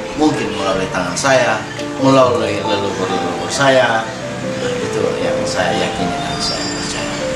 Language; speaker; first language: Indonesian; native; Indonesian